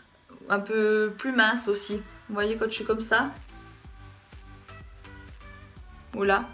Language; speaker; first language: French; native; French